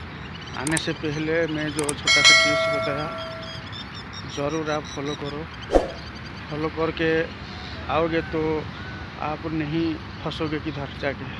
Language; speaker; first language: Hindi; non-native, local second language; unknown